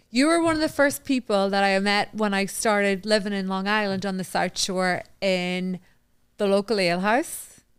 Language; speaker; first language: English; native; English